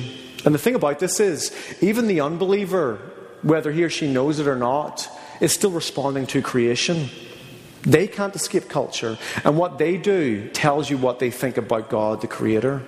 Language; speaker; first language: English; native; English